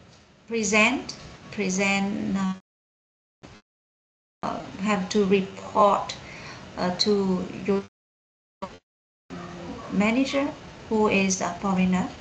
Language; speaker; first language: English; non-native, learner; Vietnamese